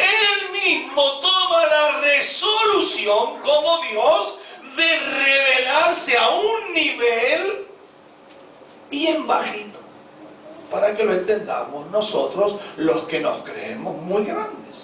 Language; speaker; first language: Spanish; native; Spanish